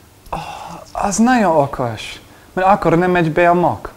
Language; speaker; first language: Hungarian; non-native, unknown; English